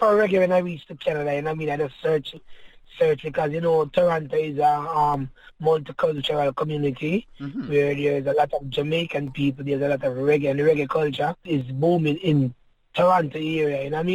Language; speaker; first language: English; non-native, local second language; Jamaican Creole English